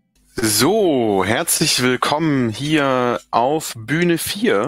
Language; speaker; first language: German; native; German